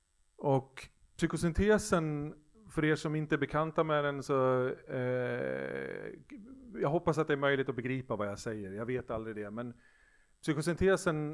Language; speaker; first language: Swedish; native; Swedish